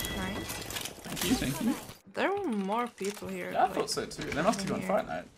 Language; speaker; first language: English; native; English